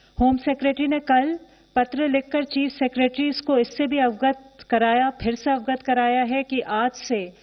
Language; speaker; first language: Hindi; native; Hindi